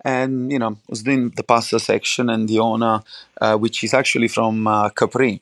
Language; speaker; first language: English; non-native, fluent; Italian